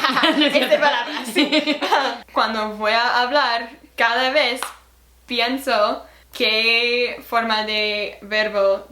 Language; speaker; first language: Spanish; non-native, learner; English